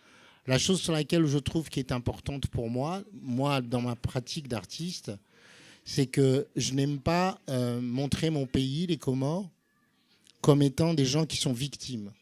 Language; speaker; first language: French; non-native, local second language; Comorian